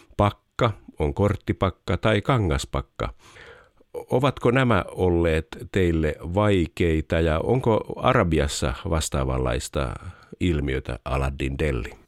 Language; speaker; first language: Finnish; native; Finnish